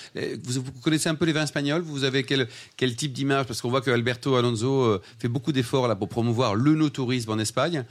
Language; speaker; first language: French; native; French